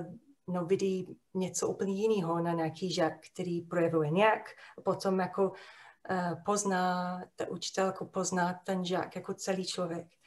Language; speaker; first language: Czech; non-native, fluent; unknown